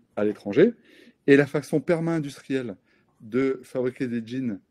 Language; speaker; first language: French; native; French